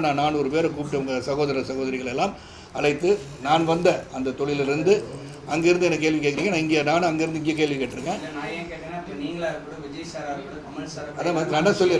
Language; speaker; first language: Tamil; native; Tamil